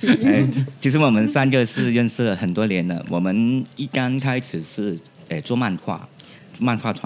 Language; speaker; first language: Chinese; non-native, local second language; Cantonese